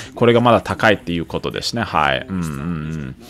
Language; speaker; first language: Japanese; early bilingual, other home language; English